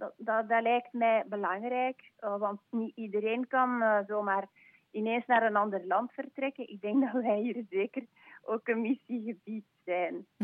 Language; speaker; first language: Dutch; non-native, local second language; French